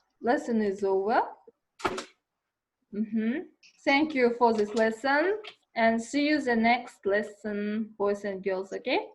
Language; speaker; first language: English; non-native, learner; Kazakh